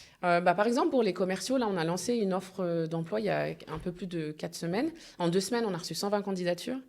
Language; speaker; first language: French; early bilingual, other home language; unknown